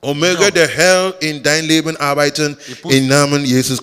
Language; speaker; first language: German; non-native, learner; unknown